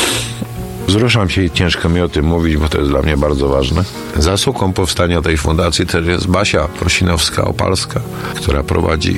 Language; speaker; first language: Polish; native; Polish